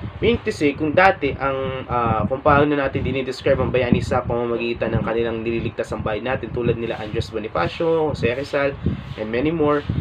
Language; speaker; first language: Filipino; native; Filipino